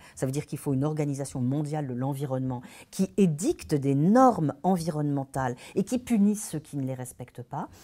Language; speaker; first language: French; native; French